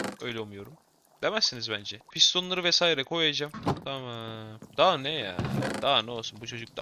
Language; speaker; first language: Turkish; native; Turkish